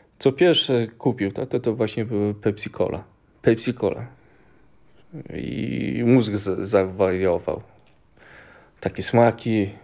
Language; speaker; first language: Polish; early bilingual, other home language; Mongolian